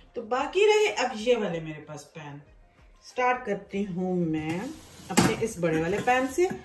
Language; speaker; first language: Urdu; native; Urdu